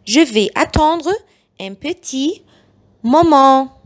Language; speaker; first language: French; non-native, fluent; Arabic